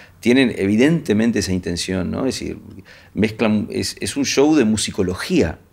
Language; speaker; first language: Spanish; native; Spanish